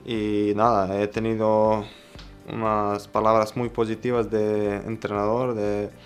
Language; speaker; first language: Spanish; non-native, fluent; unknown